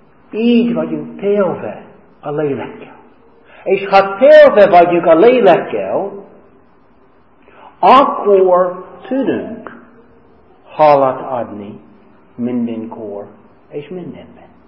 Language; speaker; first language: Hungarian; non-native, fluent; English